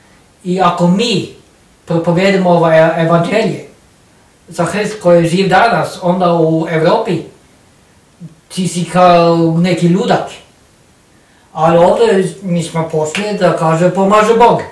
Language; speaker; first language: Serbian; non-native, learner; Norwegian